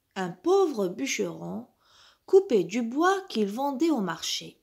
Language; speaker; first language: French; non-native, local second language; Arabic